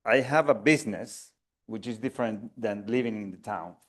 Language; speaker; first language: English; non-native, fluent; Spanish